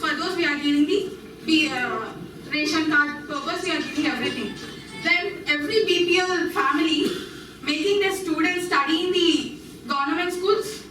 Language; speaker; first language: English; non-native, local second language; Telugu